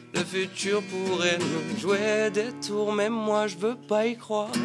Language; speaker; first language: French; native; French